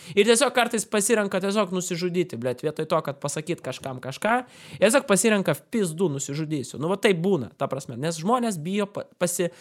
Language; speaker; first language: Lithuanian; non-native, local second language; Russian